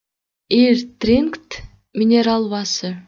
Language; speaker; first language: German; non-native, learner; Kyrgyz